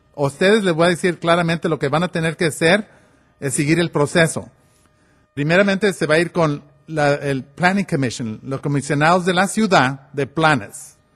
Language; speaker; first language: Spanish; early bilingual, heritage; Spanish